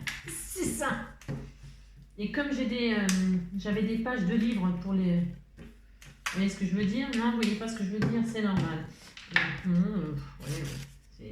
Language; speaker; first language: French; native; French